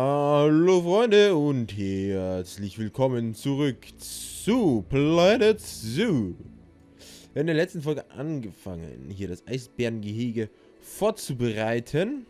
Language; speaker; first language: German; native; German